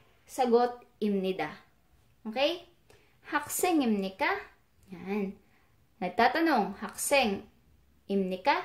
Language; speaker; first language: Korean; non-native, fluent; Filipino